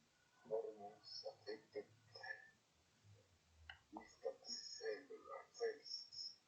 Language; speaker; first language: English; non-native, learner; Spanish